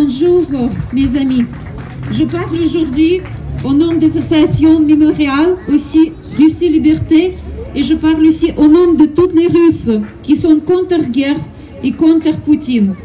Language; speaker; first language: French; non-native, learner; Russian